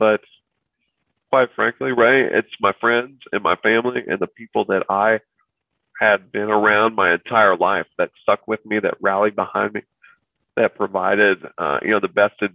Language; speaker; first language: English; native; English